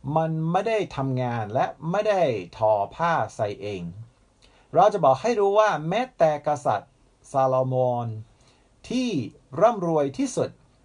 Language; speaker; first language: Thai; non-native, fluent; English